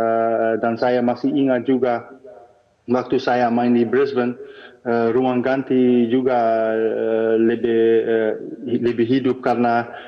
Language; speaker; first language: Indonesian; non-native, fluent; Dutch